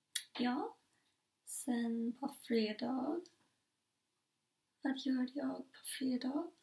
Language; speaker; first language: Swedish; non-native, learner; English